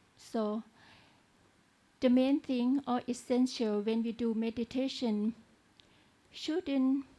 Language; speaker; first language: English; non-native, learner; Thai